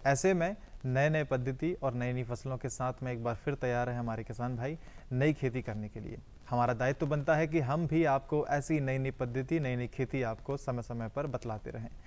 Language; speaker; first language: Hindi; native; Hindi